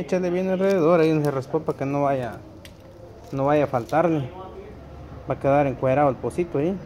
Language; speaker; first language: Spanish; native; Spanish